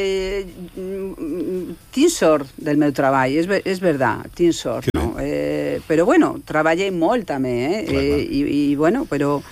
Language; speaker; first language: Catalan; non-native, local second language; Spanish